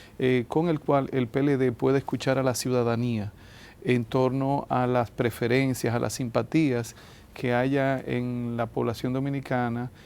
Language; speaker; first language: Spanish; native; Spanish